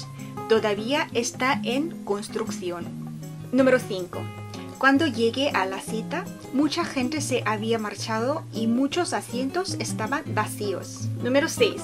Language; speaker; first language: Spanish; non-native, fluent; Korean